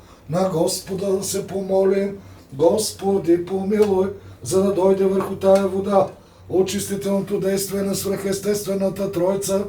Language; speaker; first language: Bulgarian; native; Bulgarian